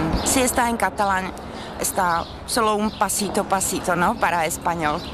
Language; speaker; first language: Spanish; non-native, learner; Czech